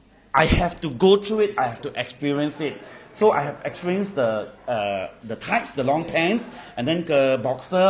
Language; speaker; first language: English; non-native, local second language; Cantonese